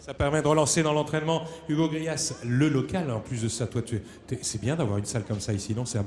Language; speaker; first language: French; native; French